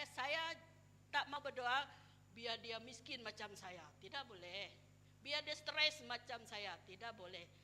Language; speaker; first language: Malay; non-native, local second language; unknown